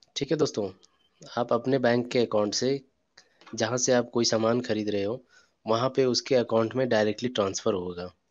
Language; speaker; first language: Hindi; native; Hindi